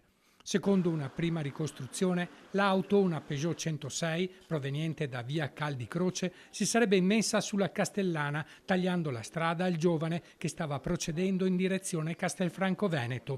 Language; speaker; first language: Italian; native; Italian